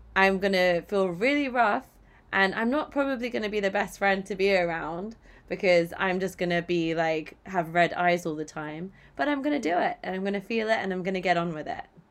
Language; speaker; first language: English; native; English